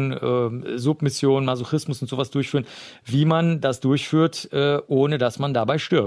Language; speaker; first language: German; native; German